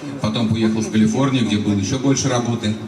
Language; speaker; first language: Russian; native; Russian